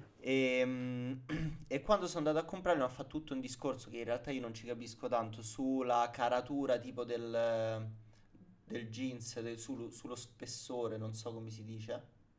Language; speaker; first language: Italian; native; Italian